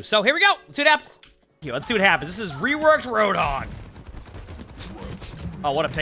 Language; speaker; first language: English; native; English